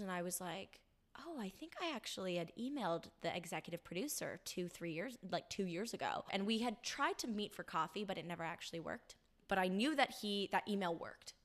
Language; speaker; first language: English; native; English